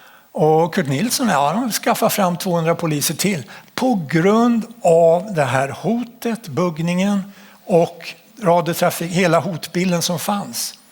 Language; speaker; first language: Swedish; native; Swedish